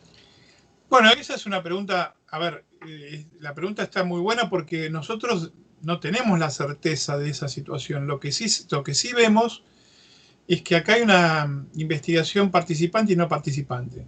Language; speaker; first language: Spanish; native; Spanish